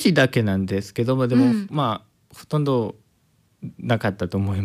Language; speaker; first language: Japanese; non-native, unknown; Spanish